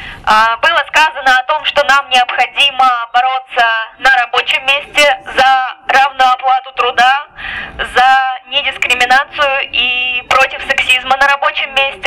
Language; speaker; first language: Russian; native; Russian